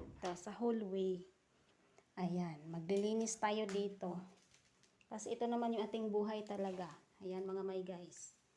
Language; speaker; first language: Filipino; non-native, local second language; Cebuano